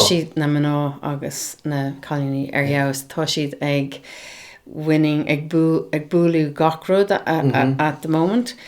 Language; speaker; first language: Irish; non-native, learner; English